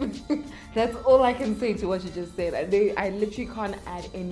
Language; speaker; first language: English; non-native, local second language; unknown